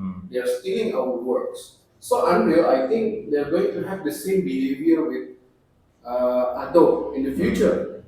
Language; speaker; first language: English; non-native, fluent; Indonesian